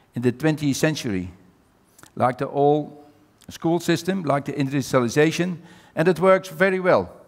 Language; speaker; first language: English; non-native, fluent; Dutch